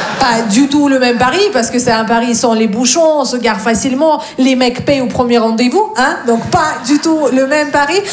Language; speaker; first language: French; non-native, fluent; Russian